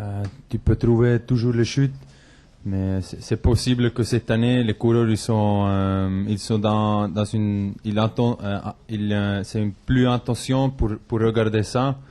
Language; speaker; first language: French; non-native, local second language; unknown